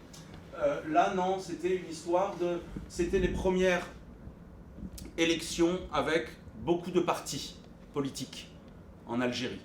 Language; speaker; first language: French; native; French